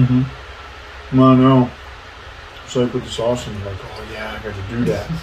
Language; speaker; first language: English; native; English